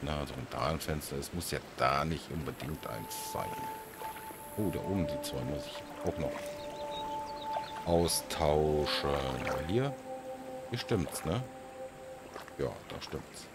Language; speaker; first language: German; native; German